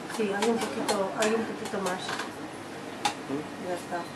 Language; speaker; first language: Spanish; native; Spanish